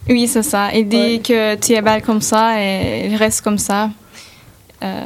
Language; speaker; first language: French; non-native, fluent; Turkish